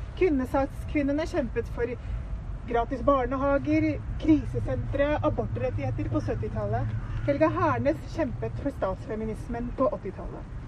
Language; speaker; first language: Norwegian; early bilingual, other home language; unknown